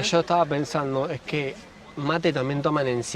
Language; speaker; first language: Spanish; native; Spanish